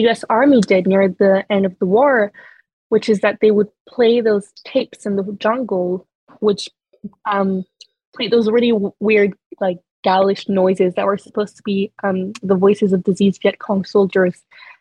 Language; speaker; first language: English; non-native, fluent; French